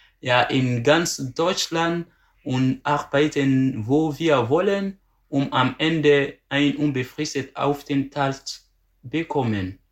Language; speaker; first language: German; non-native, learner; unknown